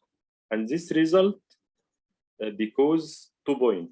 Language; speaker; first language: English; non-native, learner; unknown